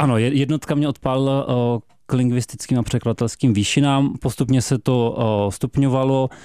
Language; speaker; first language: Czech; native; Czech